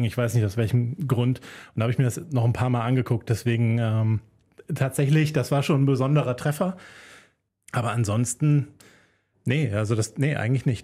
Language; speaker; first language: German; native; German